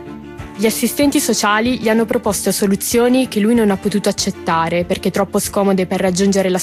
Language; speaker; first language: Italian; native; Italian